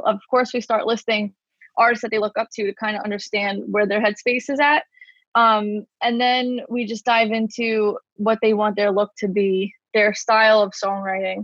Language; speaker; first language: English; native; English